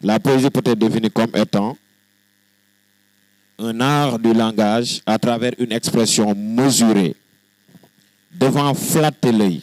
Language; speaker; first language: French; non-native, local second language; Wolof